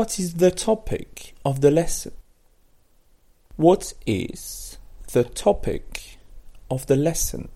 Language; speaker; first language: English; non-native, fluent; French